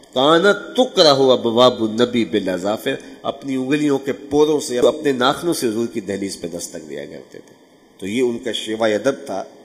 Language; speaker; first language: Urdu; non-native, local second language; Punjabi